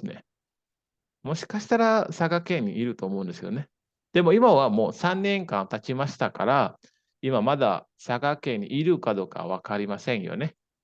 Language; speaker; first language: Japanese; non-native, fluent; Indonesian